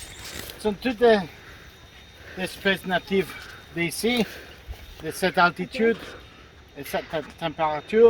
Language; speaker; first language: French; non-native, fluent; Spanish